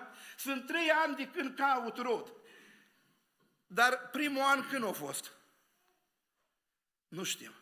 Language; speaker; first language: Romanian; native; Romanian